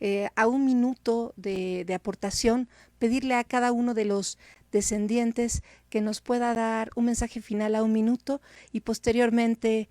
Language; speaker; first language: Spanish; native; Spanish